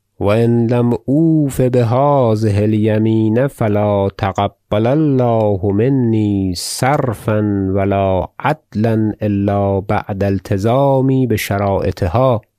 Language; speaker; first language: Arabic; non-native, fluent; Persian